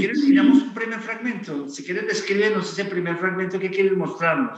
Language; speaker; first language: Spanish; native; Spanish